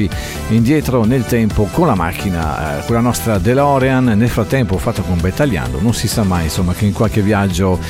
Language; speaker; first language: Italian; native; Italian